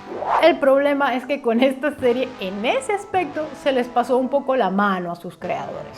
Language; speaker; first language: Spanish; native; Spanish